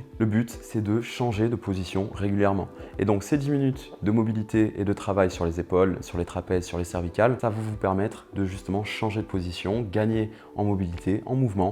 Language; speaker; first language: French; native; French